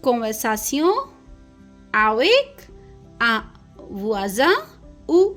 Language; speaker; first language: French; non-native, fluent; Hindi